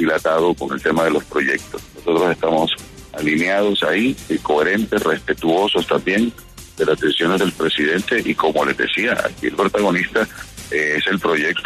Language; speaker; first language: Spanish; native; Spanish